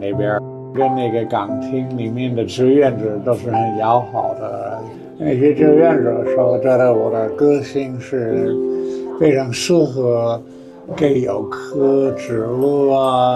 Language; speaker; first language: Chinese; non-native, fluent; English